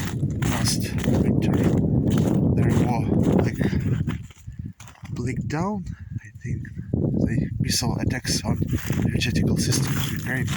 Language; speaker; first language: English; non-native, learner; Ukrainian